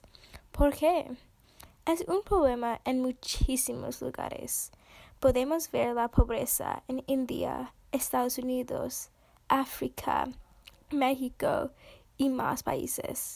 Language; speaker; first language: Spanish; non-native, learner; English